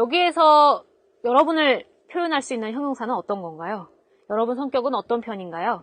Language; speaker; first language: Korean; native; Korean